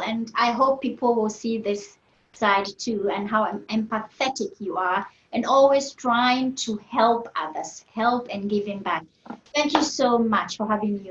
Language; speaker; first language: English; non-native, fluent; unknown